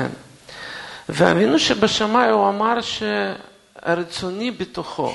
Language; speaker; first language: Hebrew; non-native, fluent; Russian